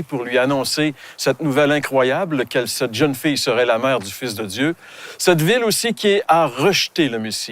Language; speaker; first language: French; native; French